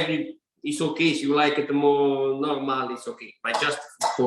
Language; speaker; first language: English; non-native, learner; Italian